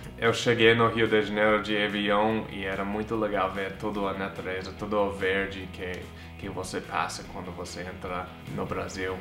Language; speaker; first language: Portuguese; non-native, fluent; English